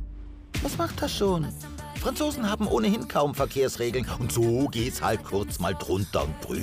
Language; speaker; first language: German; native; German